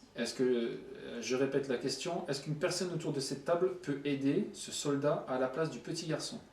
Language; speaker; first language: French; native; French